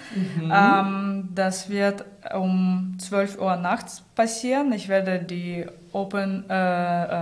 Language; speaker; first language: German; non-native, learner; Russian